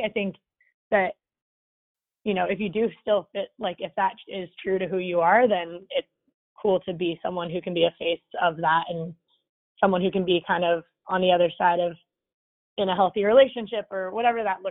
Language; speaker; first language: English; native; English